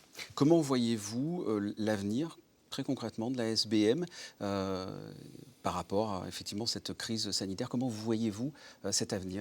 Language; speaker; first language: French; native; French